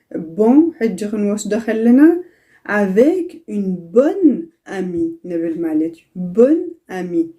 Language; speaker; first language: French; non-native, fluent; Tigrinya